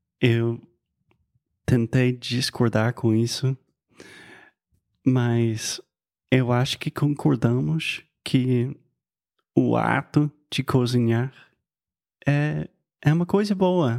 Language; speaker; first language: Portuguese; non-native, fluent; English